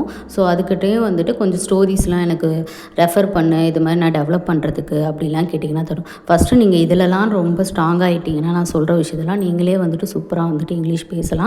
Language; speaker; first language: Tamil; native; Tamil